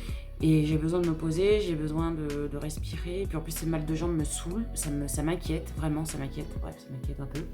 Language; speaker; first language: French; native; French